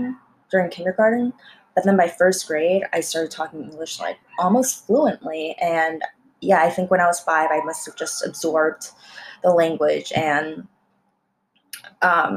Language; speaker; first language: English; early bilingual, other home language; Korean